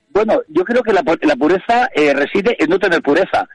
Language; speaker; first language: Spanish; native; Spanish